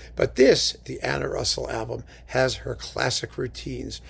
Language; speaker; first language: English; native; English